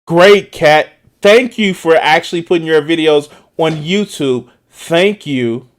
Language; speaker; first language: English; native; English